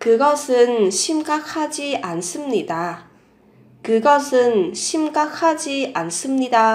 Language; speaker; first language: Korean; non-native, fluent; Vietnamese